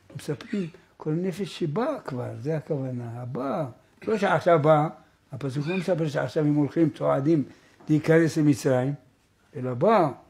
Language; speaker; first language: Hebrew; native; Hebrew